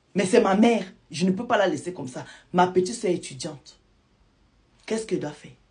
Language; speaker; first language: French; non-native, local second language; Lingala